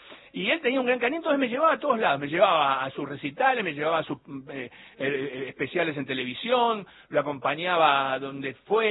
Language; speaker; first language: Spanish; native; Spanish